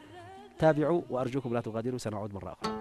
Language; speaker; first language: Arabic; native; Arabic